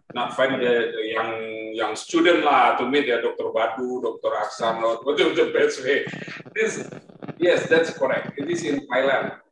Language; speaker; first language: English; non-native, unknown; Indonesian